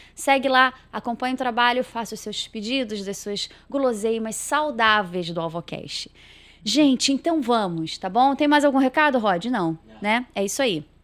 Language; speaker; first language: Portuguese; native; Portuguese